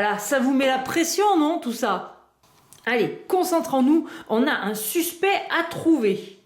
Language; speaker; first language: French; native; French